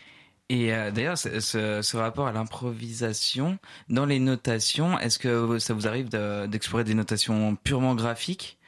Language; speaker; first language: French; native; French